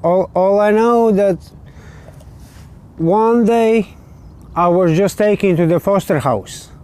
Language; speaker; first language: English; non-native, learner; Latvian